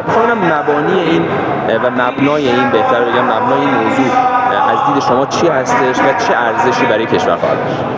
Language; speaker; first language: Persian; native; Persian